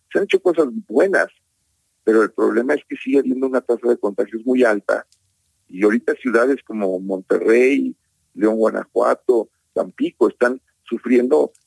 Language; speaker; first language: Spanish; native; Spanish